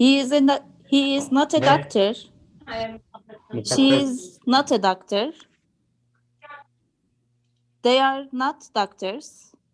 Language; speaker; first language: English; non-native, learner; Turkish